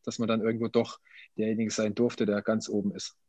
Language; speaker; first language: German; native; German